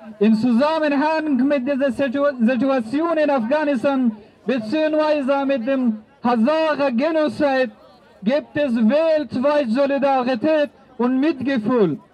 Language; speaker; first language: German; non-native, fluent; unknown